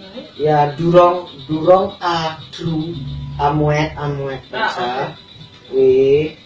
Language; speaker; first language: French; non-native, learner; Indonesian